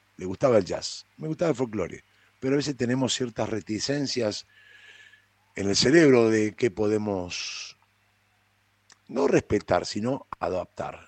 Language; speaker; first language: Spanish; native; Spanish